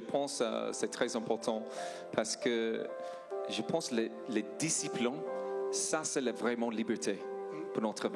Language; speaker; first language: French; non-native, learner; English